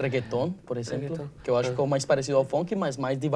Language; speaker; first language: Portuguese; non-native, learner; Spanish